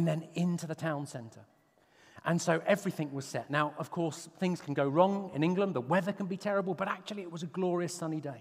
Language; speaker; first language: English; native; English